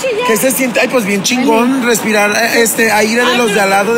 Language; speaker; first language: Spanish; native; Spanish